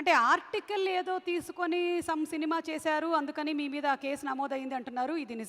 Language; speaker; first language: Telugu; native; Telugu